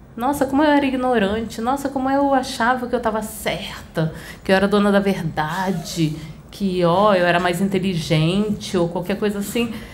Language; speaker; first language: Portuguese; early bilingual, other home language; Spanish